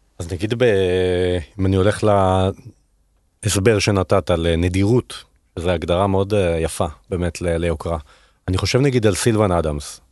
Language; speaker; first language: Hebrew; native; Hebrew